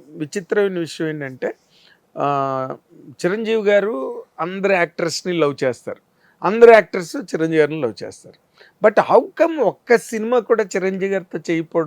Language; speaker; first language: Telugu; native; Telugu